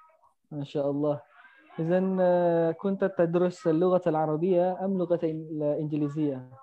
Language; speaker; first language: Arabic; non-native, learner; Indonesian